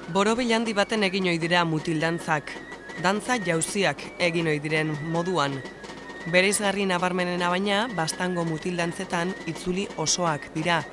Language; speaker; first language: Basque; native; Basque